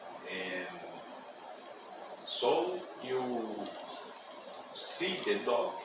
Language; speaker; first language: English; non-native, learner; Portuguese